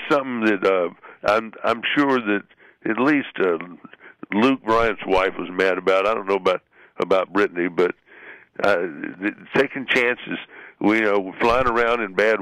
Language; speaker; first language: English; native; English